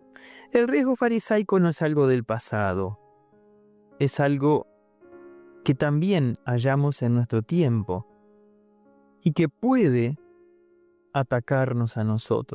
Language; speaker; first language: Spanish; native; Spanish